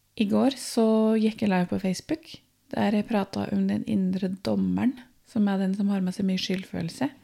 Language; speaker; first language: Norwegian; native; Norwegian